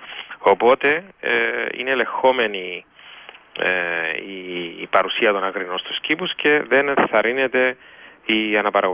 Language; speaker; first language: Greek; native; Greek